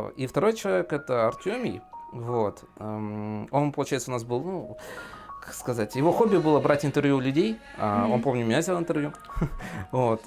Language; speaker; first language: Russian; native; Russian